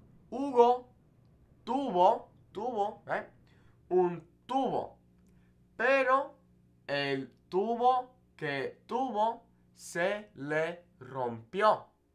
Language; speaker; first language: Spanish; non-native, fluent; English